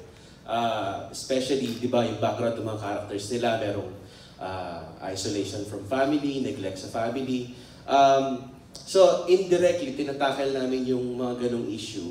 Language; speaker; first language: Filipino; native; Filipino